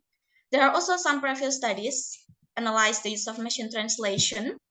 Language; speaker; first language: English; non-native, learner; Indonesian